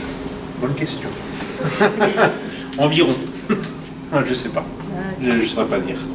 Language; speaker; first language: French; native; French